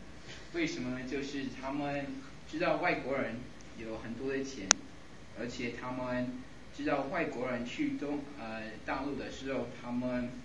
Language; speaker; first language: Chinese; non-native, fluent; English